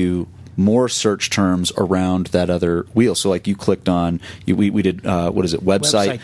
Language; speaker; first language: English; native; English